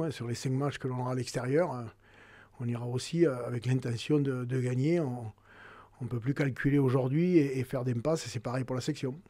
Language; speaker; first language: French; native; French